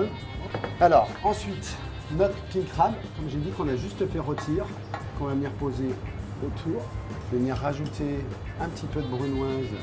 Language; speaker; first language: French; native; French